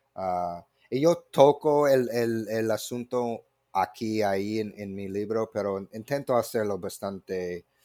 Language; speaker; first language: Spanish; non-native, fluent; English